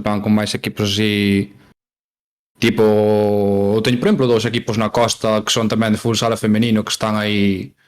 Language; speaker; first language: Galician; native; Galician